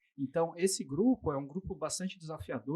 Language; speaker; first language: Portuguese; native; Portuguese